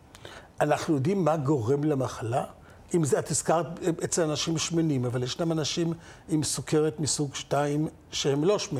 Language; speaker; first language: Hebrew; native; Hebrew